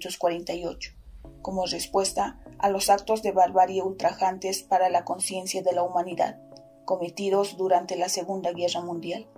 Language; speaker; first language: Spanish; native; Spanish